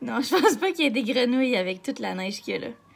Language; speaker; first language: French; native; French